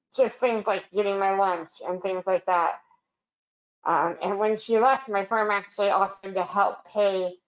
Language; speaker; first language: English; native; English